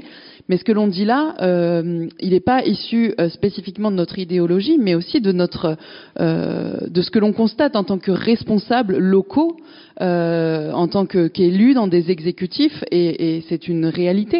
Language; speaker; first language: French; native; French